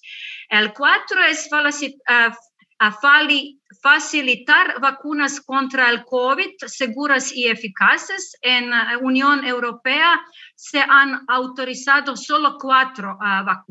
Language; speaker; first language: Spanish; non-native, learner; Croatian